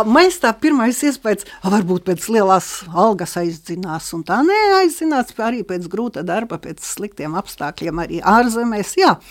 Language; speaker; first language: Latvian; native; Latvian